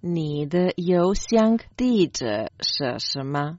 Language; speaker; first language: Chinese; non-native, learner; Croatian